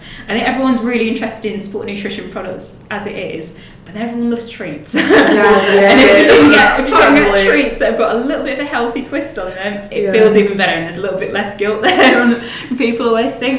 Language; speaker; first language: English; native; English